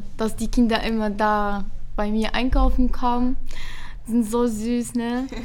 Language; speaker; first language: German; non-native, fluent; Arabic